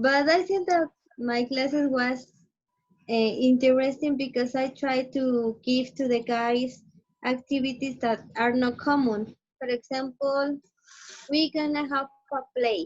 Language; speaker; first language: English; non-native, learner; Spanish